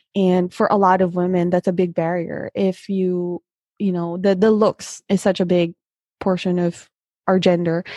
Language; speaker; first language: English; non-native, local second language; Filipino